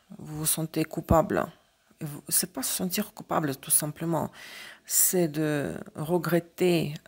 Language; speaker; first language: French; non-native, fluent; Russian